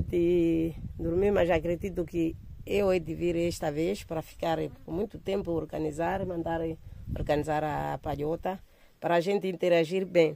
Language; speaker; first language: Portuguese; non-native, local second language; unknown